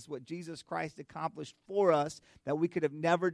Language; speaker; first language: English; native; English